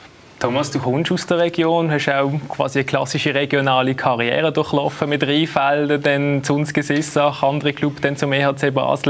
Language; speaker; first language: German; native; German